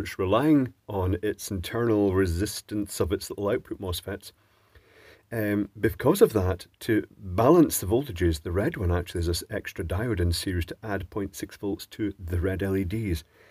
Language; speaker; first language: English; native; English